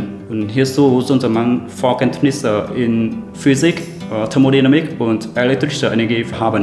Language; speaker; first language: German; non-native, fluent; Vietnamese